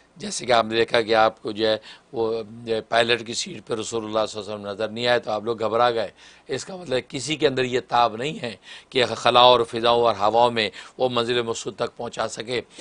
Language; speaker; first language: Urdu; native; Urdu